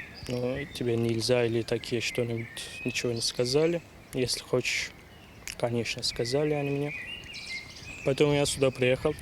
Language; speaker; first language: Russian; non-native, learner; Turkish